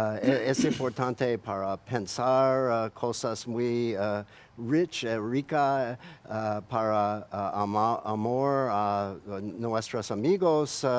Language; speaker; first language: Spanish; non-native, learner; English